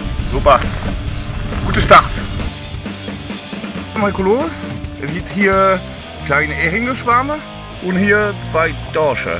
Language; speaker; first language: German; non-native, learner; French